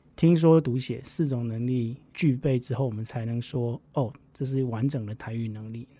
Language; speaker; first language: Chinese; non-native, local second language; Min Nan Chinese